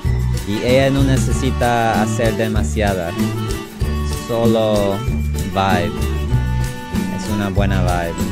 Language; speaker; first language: Spanish; non-native, learner; English